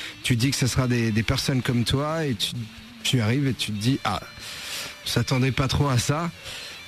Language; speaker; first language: French; native; French